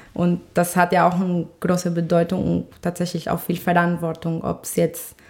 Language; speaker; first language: German; non-native, fluent; Spanish